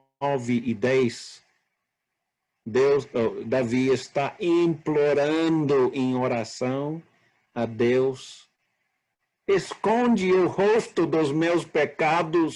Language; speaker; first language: Portuguese; non-native, fluent; English